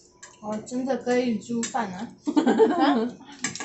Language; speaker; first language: Chinese; non-native, learner; Malay